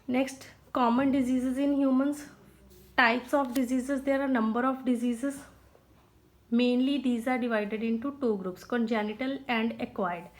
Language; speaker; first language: English; non-native, local second language; Punjabi